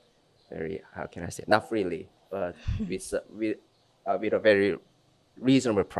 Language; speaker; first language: English; non-native, fluent; Korean